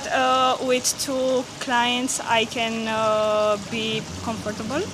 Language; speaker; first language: English; non-native, fluent; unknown